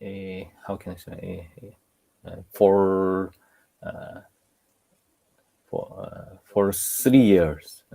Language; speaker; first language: English; non-native, learner; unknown